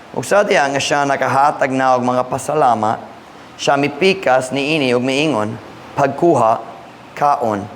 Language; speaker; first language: Cebuano; non-native, fluent; English